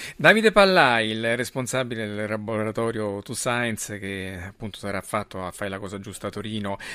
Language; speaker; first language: Italian; native; Italian